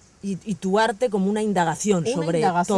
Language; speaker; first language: Spanish; native; Spanish